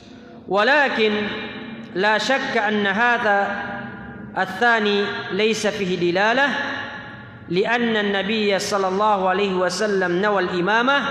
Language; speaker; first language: Arabic; non-native, fluent; Indonesian